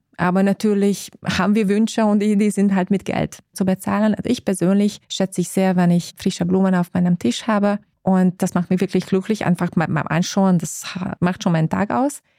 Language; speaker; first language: German; non-native, fluent; Hungarian